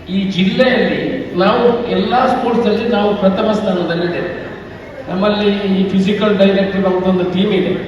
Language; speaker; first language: Kannada; native; Kannada